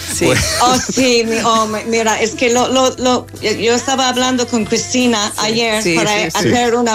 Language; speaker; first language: Spanish; non-native, fluent; English